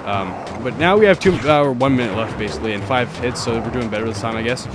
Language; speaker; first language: English; native; English